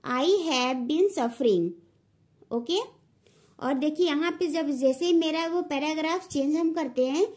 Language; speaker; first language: Hindi; native; Hindi